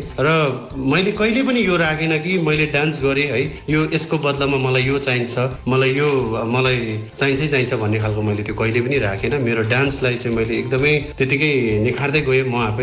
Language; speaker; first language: Nepali; native; Nepali